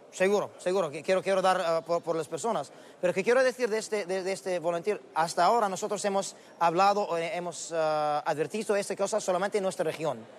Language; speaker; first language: Spanish; non-native, fluent; Arabic